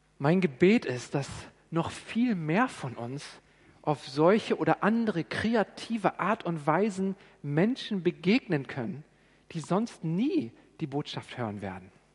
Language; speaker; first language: German; native; German